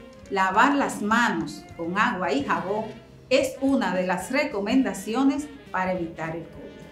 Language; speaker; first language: Spanish; native; Spanish